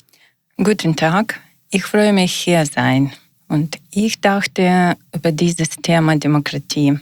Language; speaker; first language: German; non-native, learner; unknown